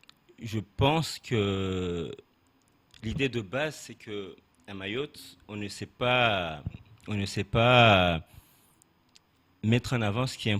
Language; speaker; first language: French; native; French